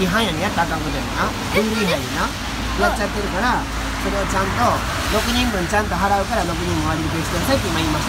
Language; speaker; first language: Japanese; native; Japanese